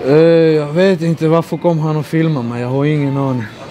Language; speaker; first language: Swedish; non-native, learner; Georgian